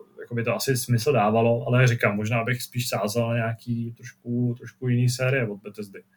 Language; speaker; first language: Czech; native; Czech